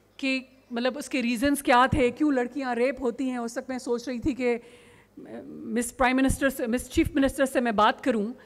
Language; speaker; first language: Urdu; non-native, local second language; Sindhi